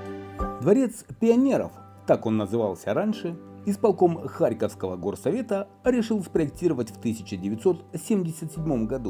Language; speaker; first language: Russian; native; Russian